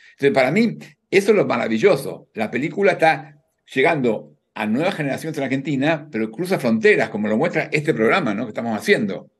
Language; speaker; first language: Spanish; native; Spanish